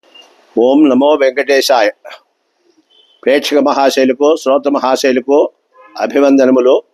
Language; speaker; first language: Telugu; native; Telugu